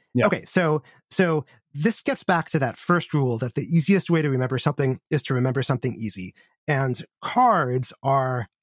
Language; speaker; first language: English; native; English